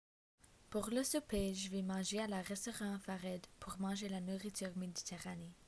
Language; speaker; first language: French; non-native, learner; English